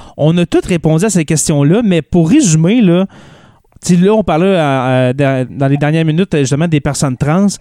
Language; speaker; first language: French; native; French